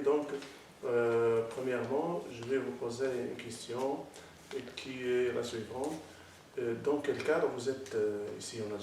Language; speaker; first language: French; non-native, local second language; Arabic